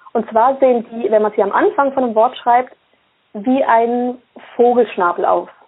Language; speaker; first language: German; early bilingual, other home language; Swiss German